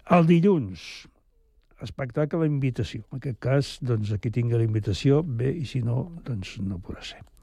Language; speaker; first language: Catalan; native; Catalan